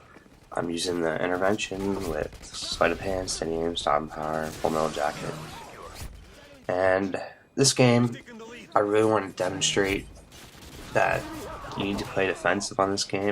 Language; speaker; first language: English; native; English